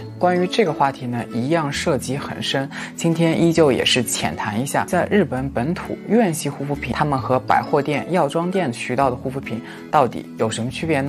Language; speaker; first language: Chinese; native; Chinese